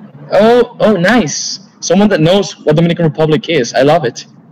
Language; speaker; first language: English; non-native, learner; Spanish